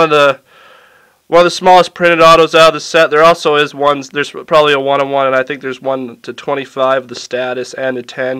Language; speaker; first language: English; native; English